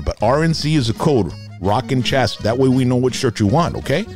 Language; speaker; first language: English; early bilingual, other home language; Spanish